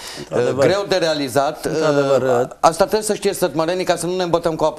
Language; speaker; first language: Romanian; native; Romanian